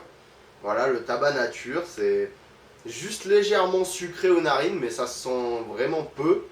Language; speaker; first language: French; native; French